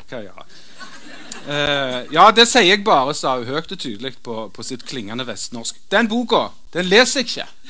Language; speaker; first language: Norwegian; native; Norwegian